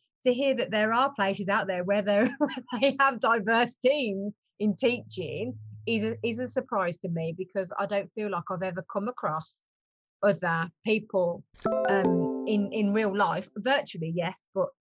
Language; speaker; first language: English; native; English